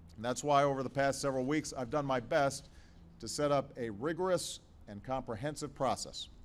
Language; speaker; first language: English; native; English